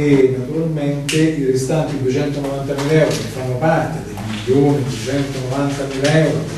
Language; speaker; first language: Italian; native; Italian